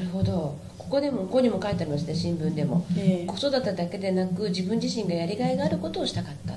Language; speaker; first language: Japanese; native; Japanese